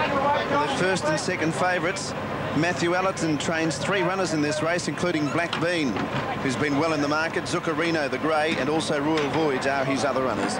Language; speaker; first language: English; native; English